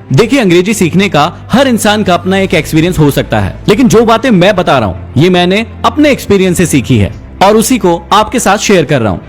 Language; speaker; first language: Hindi; native; Hindi